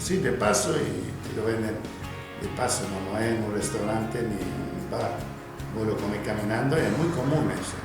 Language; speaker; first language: Spanish; non-native, fluent; Arabic